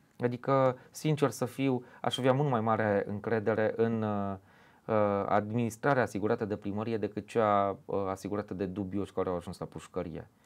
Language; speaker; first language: Romanian; native; Romanian